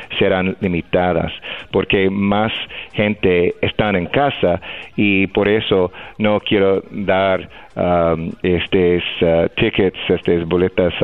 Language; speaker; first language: Spanish; non-native, fluent; English